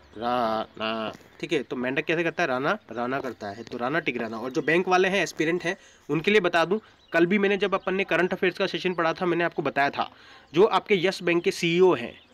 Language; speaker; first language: Hindi; native; Hindi